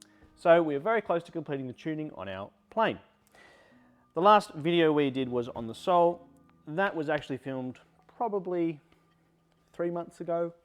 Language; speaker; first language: English; native; English